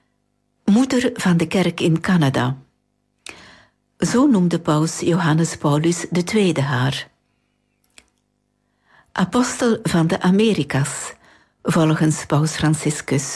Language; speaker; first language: Dutch; native; Dutch